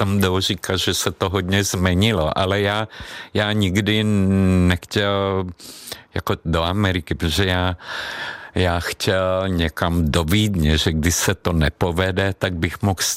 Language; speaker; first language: Czech; non-native, fluent; Hungarian